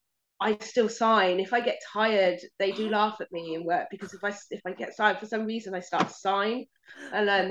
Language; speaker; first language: English; native; English